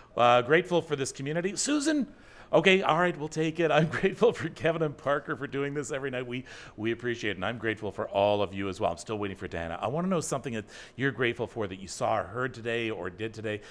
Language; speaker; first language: English; native; English